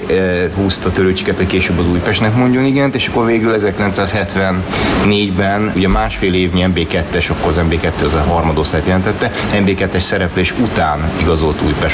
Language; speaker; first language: Hungarian; native; Hungarian